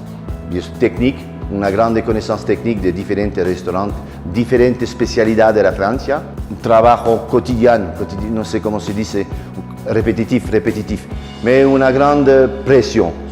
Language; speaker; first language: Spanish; non-native, learner; French